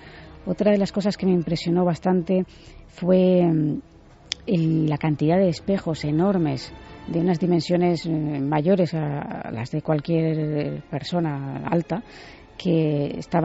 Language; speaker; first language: Spanish; native; Spanish